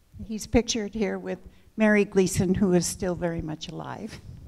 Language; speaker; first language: English; native; English